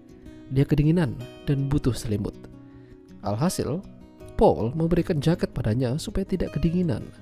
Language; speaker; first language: Indonesian; non-native, local second language; Javanese